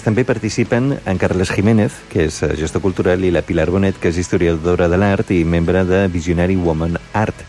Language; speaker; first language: Catalan; native; Catalan